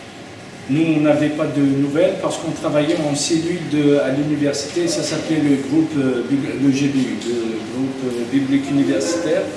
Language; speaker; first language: French; native; French